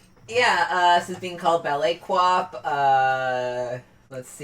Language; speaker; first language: English; native; English